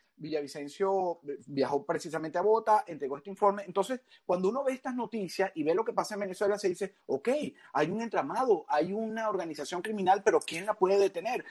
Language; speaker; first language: Spanish; native; Spanish